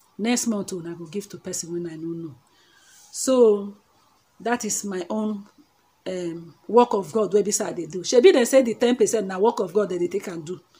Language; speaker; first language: Nigerian Pidgin; non-native, local second language; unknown